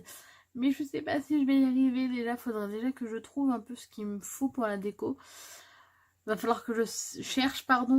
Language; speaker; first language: French; native; French